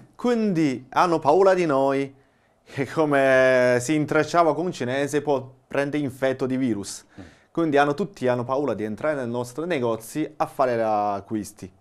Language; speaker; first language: Italian; non-native, learner; Chinese